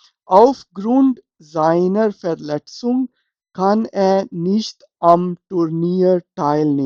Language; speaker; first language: German; non-native, fluent; Urdu